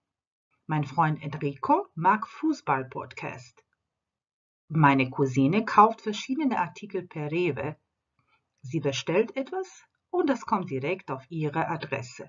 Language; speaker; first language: German; non-native, fluent; Croatian